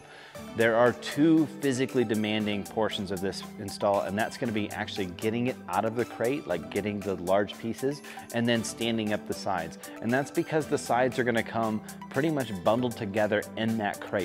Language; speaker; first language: English; native; English